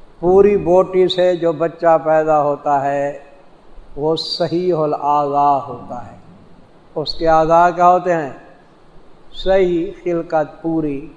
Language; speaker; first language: Urdu; non-native, local second language; Saraiki